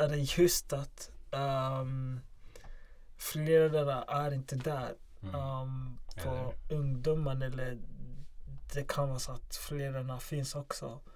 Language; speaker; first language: Swedish; non-native, local second language; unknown